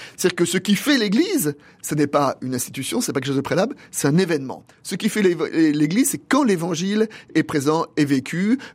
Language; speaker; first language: French; native; French